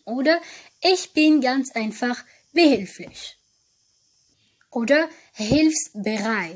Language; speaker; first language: German; non-native, fluent; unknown